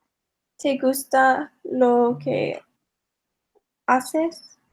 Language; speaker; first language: Spanish; non-native, learner; English